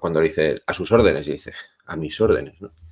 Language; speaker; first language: Spanish; native; Spanish